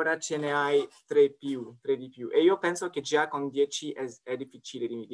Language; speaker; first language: Italian; non-native, fluent; French